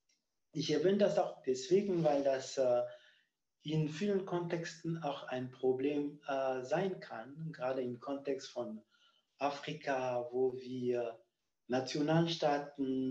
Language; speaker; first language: German; non-native, fluent; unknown